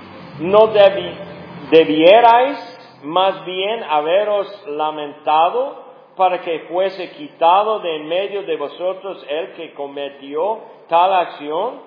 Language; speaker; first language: Spanish; non-native, fluent; English